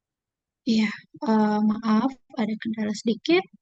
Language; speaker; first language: Indonesian; native; Indonesian